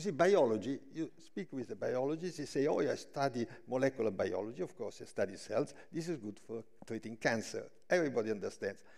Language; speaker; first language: English; non-native, fluent; Italian